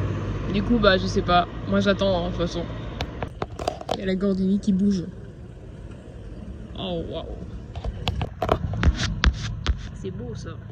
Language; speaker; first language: French; native; French